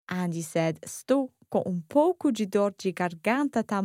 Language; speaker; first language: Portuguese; non-native, learner; English